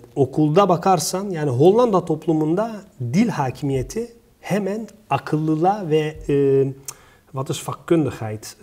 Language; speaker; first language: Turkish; early bilingual, heritage; Turkish